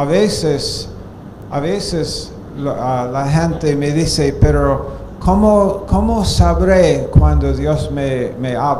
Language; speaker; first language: Spanish; non-native, fluent; English